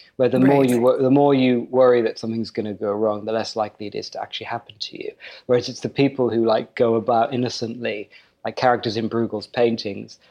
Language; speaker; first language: English; native; English